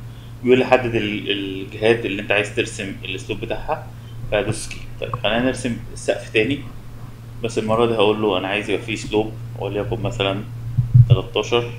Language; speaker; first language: Arabic; native; Arabic